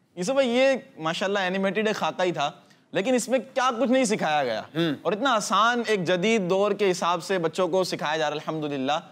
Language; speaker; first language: Urdu; native; Urdu